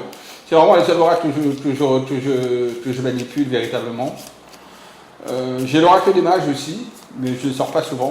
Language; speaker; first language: French; native; French